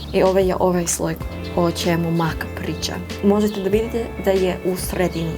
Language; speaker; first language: Serbian; non-native, learner; English